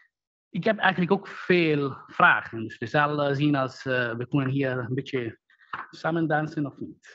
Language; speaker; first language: Dutch; non-native, fluent; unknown